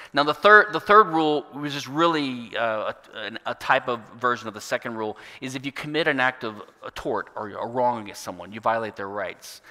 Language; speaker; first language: English; native; English